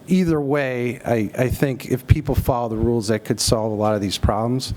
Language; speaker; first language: English; native; English